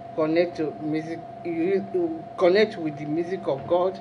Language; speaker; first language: English; non-native, local second language; Igbo